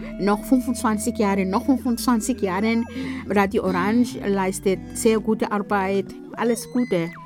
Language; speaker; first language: German; non-native, fluent; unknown